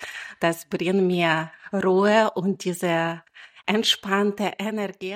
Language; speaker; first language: German; non-native, fluent; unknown